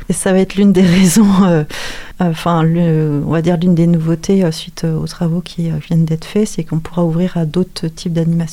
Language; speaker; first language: French; native; French